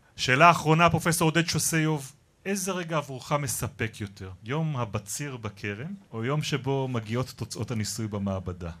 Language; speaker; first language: Hebrew; native; Hebrew